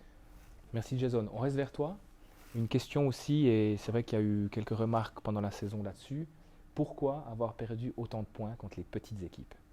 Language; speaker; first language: French; native; French